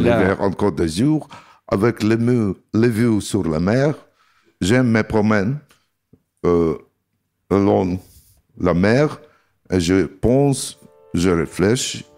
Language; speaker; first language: French; non-native, learner; Russian